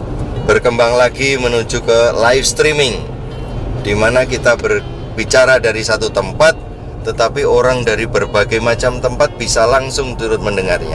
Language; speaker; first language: Indonesian; native; Indonesian